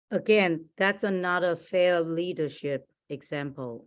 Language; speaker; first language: English; non-native, learner; Chinese